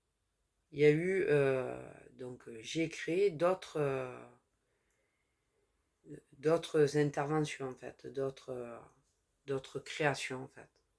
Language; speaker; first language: French; native; French